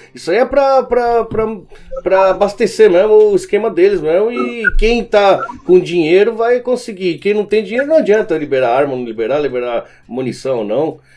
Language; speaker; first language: Portuguese; early bilingual, other home language; Spanish